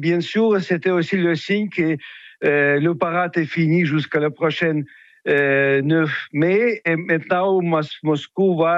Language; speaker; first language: French; non-native, fluent; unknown